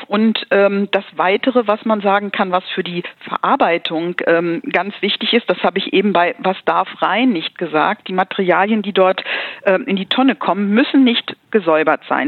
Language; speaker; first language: German; native; German